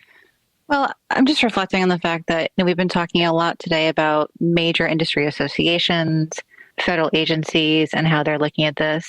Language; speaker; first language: English; native; English